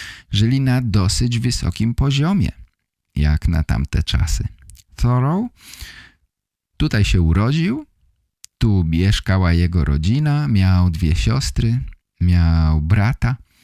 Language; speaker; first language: Polish; native; Polish